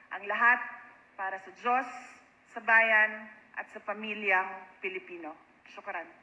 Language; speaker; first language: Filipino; non-native, local second language; Cebuano